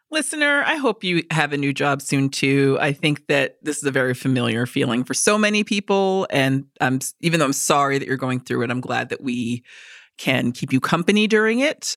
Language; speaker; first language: English; native; English